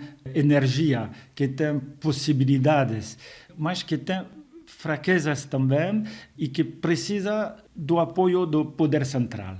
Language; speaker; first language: Portuguese; non-native, fluent; French